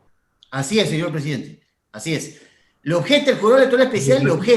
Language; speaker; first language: Spanish; native; Spanish